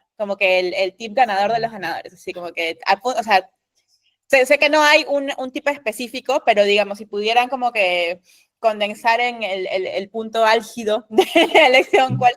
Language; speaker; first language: Spanish; native; Spanish